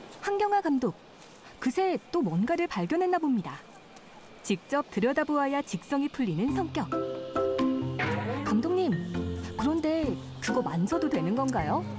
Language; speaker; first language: Korean; native; Korean